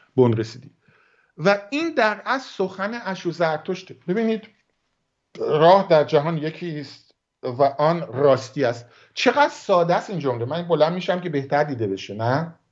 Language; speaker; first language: Persian; native; Persian